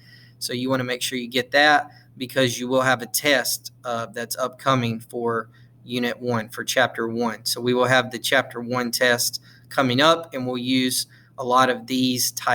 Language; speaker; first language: English; native; English